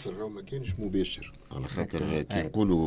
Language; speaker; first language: Arabic; native; Arabic